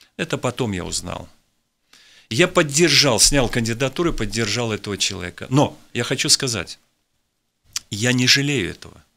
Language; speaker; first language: Russian; native; Russian